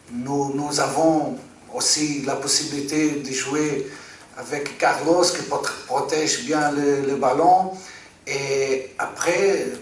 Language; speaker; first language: French; non-native, fluent; Portuguese